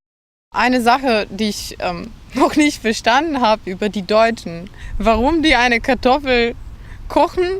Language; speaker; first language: German; non-native, fluent; Macedonian